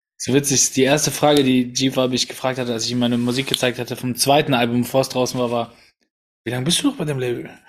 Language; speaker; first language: German; early bilingual, other home language; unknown